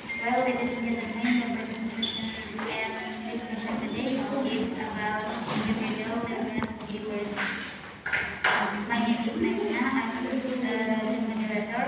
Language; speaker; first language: English; non-native, learner; Indonesian